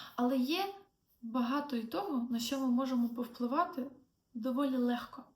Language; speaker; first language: Ukrainian; non-native, local second language; Russian